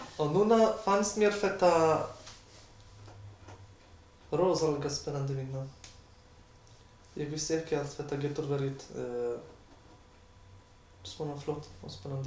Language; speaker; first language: Icelandic; non-native, learner; Polish